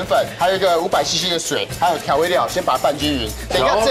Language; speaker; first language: Chinese; native; Chinese